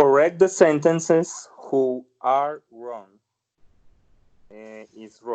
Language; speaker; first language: English; non-native, learner; Spanish